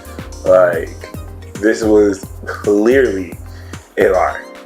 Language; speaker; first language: English; native; English